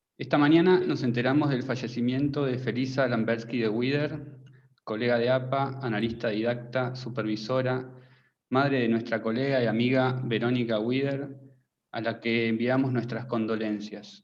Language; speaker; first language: Spanish; native; Spanish